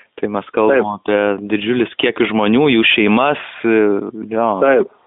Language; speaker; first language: Lithuanian; native; Lithuanian